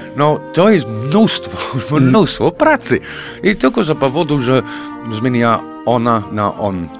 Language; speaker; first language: Polish; non-native, fluent; English